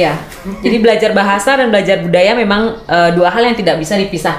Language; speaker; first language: Indonesian; native; Indonesian